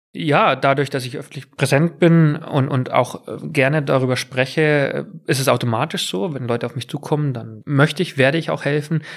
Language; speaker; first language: German; native; German